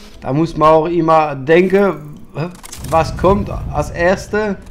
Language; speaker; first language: German; non-native, fluent; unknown